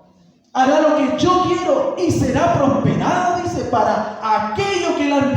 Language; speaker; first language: Spanish; native; Spanish